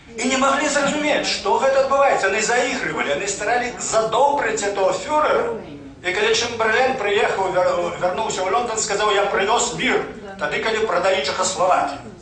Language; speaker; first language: Belarusian; native; Belarusian